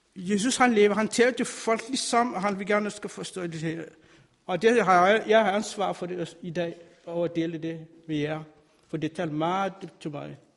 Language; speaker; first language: Danish; non-native, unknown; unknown